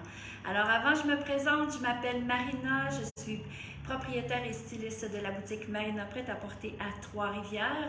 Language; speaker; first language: French; native; French